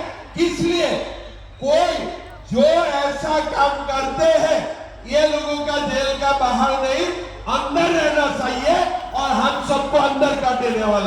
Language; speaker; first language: Hindi; non-native, local second language; Assamese